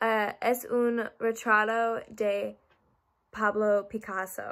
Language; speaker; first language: Spanish; non-native, learner; English